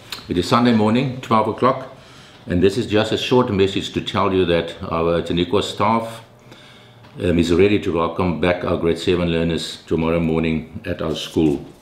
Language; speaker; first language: English; non-native, local second language; Afrikaans